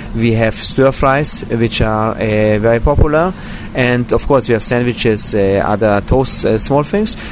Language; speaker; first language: English; non-native, fluent; German